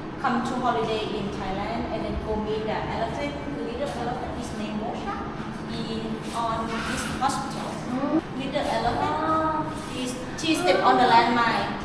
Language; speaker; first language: English; non-native, learner; Thai